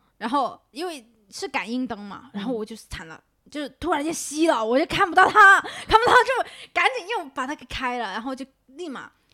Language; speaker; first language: Chinese; non-native, local second language; Cantonese